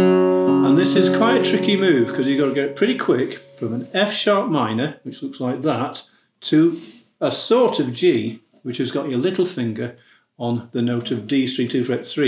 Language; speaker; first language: English; native; English